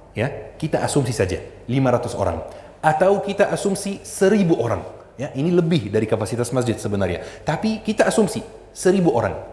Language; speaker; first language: Indonesian; non-native, fluent; Arabic